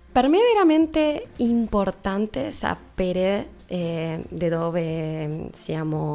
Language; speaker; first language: Italian; non-native, fluent; Spanish